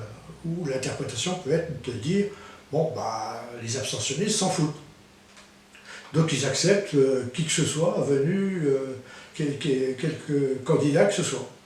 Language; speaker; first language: French; native; French